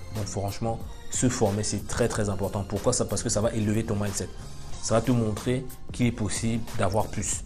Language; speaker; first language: French; native; French